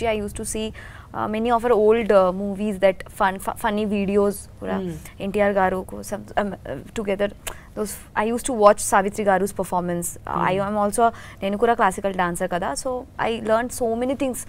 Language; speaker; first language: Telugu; non-native, learner; Bangla